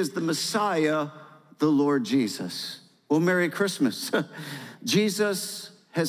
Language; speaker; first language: English; native; English